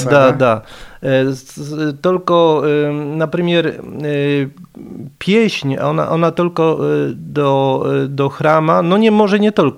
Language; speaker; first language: Russian; non-native, fluent; Polish